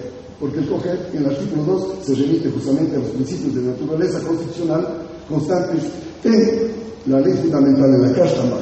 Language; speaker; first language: Spanish; native; Spanish